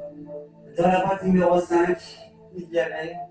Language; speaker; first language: French; native; French